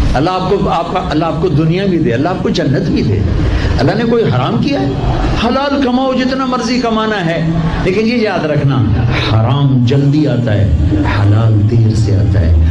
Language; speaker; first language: Urdu; non-native, local second language; Punjabi